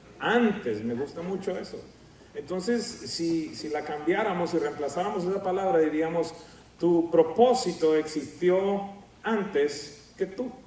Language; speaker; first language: Spanish; native; Spanish